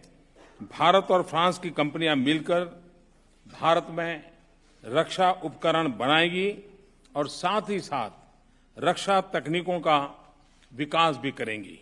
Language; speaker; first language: Hindi; non-native, local second language; Gujarati